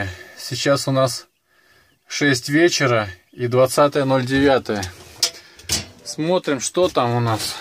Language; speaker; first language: Russian; native; Russian